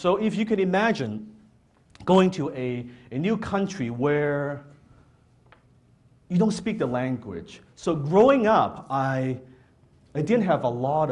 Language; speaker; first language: English; non-native, fluent; Cantonese